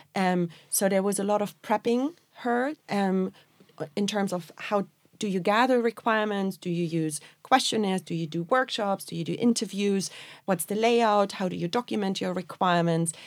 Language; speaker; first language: English; non-native, fluent; German